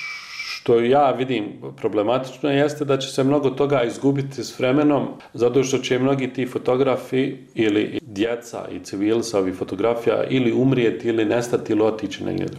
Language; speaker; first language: Croatian; native; Croatian